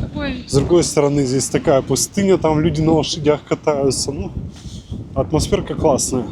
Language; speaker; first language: Russian; native; Russian